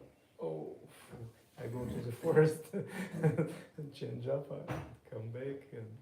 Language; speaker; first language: English; non-native, learner; Russian